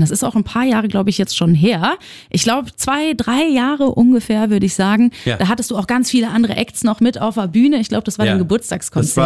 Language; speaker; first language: German; native; German